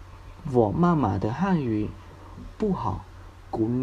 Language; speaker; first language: Chinese; non-native, fluent; Hmong